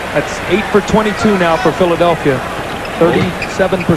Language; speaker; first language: English; native; English